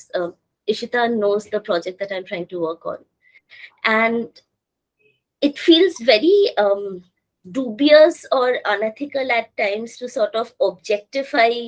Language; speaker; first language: English; non-native, local second language; Bangla